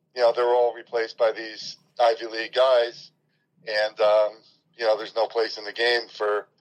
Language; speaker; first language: English; native; English